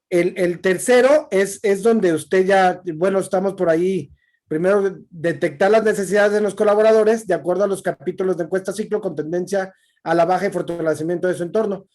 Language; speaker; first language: Spanish; native; Spanish